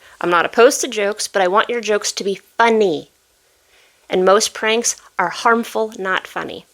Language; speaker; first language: English; native; English